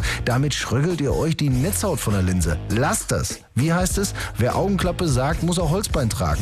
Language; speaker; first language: German; native; German